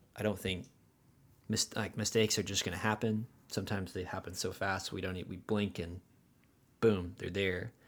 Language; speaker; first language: English; native; English